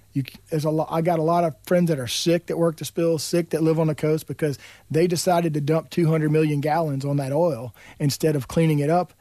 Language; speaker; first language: English; native; English